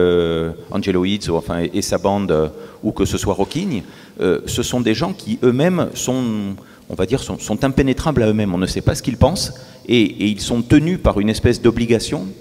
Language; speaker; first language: French; native; French